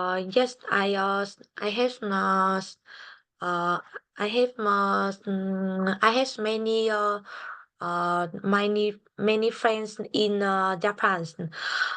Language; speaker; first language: English; non-native, learner; Vietnamese